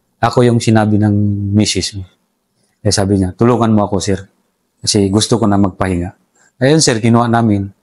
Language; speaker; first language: Filipino; non-native, local second language; Cebuano